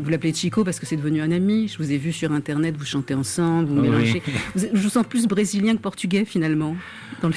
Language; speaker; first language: French; native; French